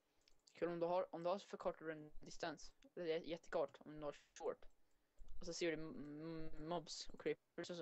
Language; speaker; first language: Swedish; native; Swedish